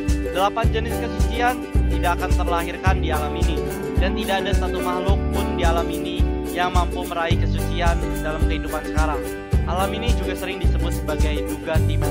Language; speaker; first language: Indonesian; native; Indonesian